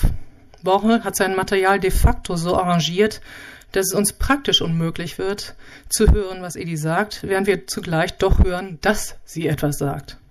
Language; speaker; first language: German; native; German